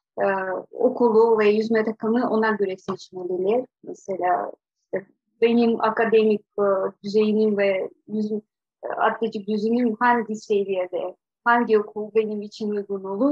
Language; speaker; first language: Turkish; non-native, fluent; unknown